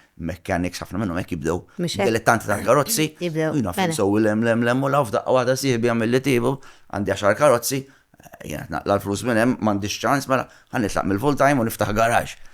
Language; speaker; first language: Maltese; native; Maltese